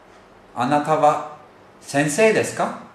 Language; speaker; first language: Japanese; non-native, fluent; Turkish